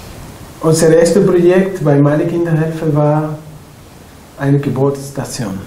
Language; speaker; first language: German; non-native, fluent; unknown